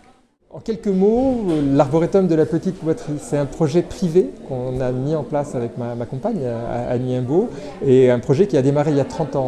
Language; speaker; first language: French; native; French